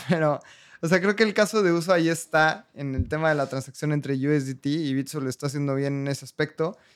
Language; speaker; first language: Spanish; native; Spanish